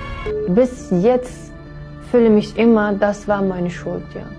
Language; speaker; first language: German; non-native, learner; Uyghur